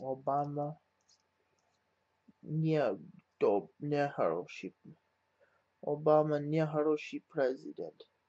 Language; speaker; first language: Polish; non-native, learner; English